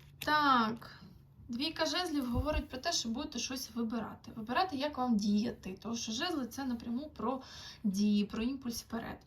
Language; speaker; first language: Ukrainian; non-native, local second language; Russian